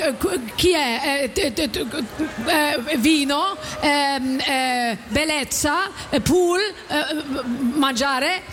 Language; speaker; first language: Italian; non-native, learner; German